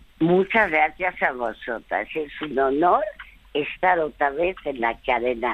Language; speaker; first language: Spanish; early bilingual, other home language; French